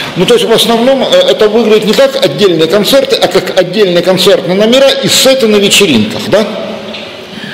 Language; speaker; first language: Russian; native; Russian